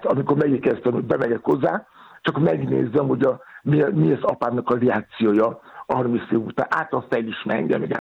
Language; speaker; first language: Hungarian; non-native, learner; Yoruba